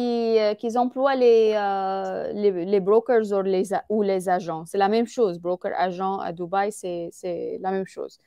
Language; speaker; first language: French; non-native, fluent; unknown